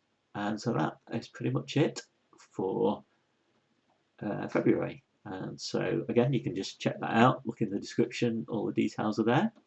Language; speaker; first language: English; native; English